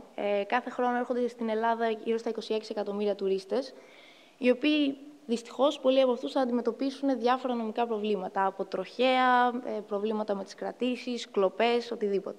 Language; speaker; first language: Greek; native; Greek